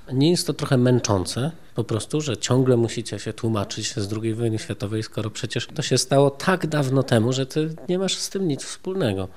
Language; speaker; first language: Polish; native; Polish